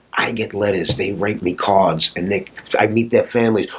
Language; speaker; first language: English; native; English